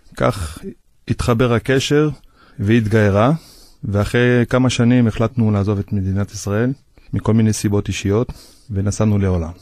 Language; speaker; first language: Hebrew; native; Hebrew